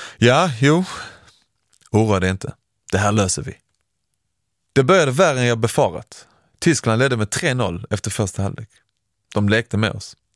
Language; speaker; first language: Swedish; early bilingual, other home language; Persian